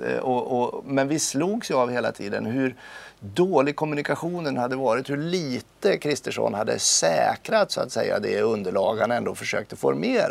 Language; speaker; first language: Swedish; native; Swedish